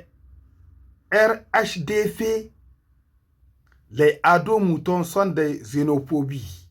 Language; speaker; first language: French; non-native, local second language; Hausa